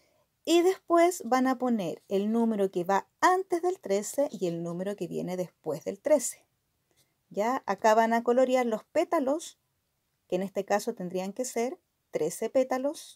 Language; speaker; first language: Spanish; native; Spanish